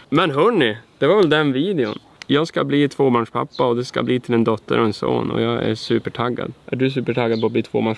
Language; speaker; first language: Swedish; native; Swedish